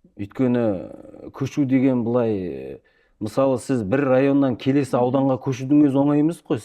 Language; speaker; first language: Kazakh; early bilingual, heritage; Kazakh